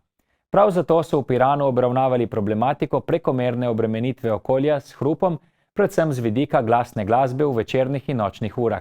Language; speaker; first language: Slovenian; native; Slovenian